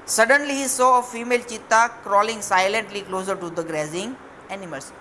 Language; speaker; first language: English; non-native, local second language; Gujarati